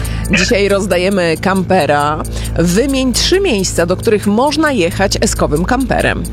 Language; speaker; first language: Polish; native; Polish